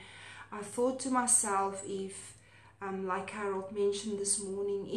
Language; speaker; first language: English; non-native, local second language; Afrikaans